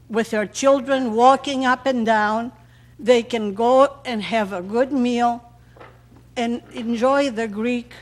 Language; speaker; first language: English; non-native, fluent; Greek